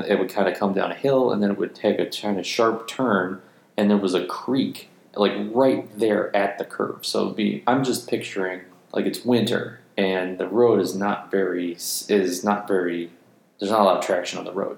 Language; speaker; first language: English; native; English